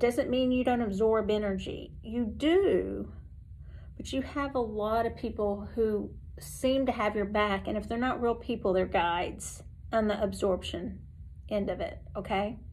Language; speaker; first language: English; native; English